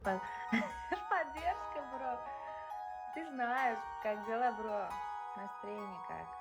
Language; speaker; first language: Russian; non-native, local second language; Uzbek